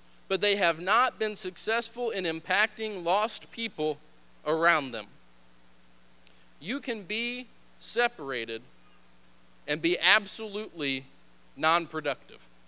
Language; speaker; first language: English; native; English